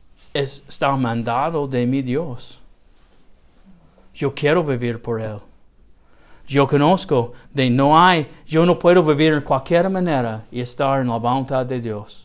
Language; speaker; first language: Spanish; non-native, learner; English